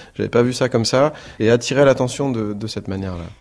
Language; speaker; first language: French; native; French